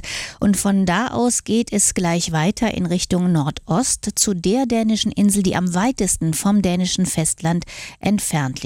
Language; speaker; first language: German; native; German